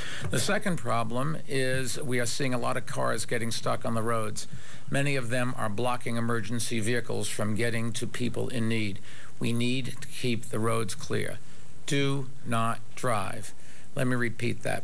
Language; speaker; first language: English; native; English